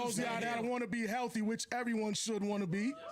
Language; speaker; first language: English; native; English